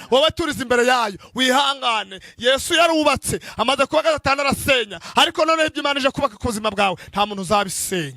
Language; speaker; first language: Kinyarwanda; native; Kinyarwanda